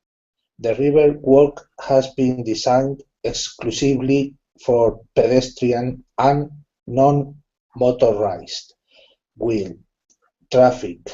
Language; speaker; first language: English; non-native, learner; Spanish